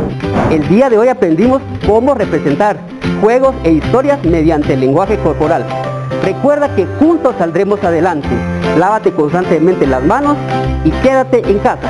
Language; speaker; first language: Spanish; native; Spanish